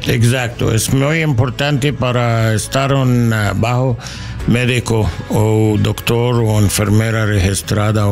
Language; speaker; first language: Spanish; non-native, learner; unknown